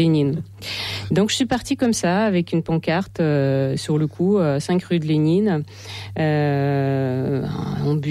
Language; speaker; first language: French; non-native, fluent; Russian